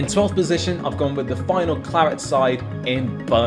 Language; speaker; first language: English; native; English